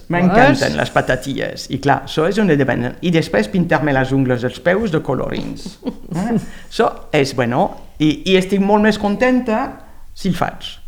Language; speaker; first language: Catalan; non-native, fluent; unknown